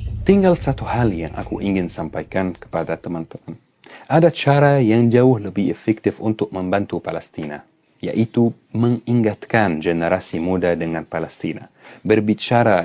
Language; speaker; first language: Indonesian; non-native, fluent; Arabic